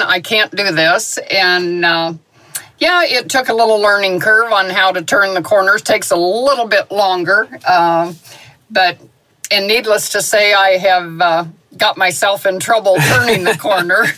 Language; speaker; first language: English; native; English